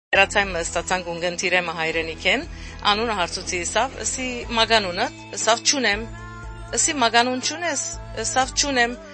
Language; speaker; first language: Armenian; early bilingual, heritage; Armenian